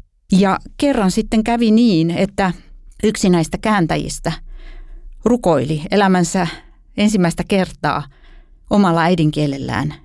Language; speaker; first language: Finnish; native; Finnish